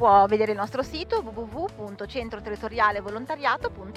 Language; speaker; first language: Italian; native; Italian